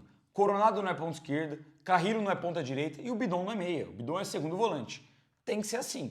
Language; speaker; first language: Portuguese; native; Portuguese